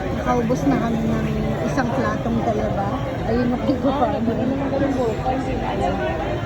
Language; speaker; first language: Filipino; native; Filipino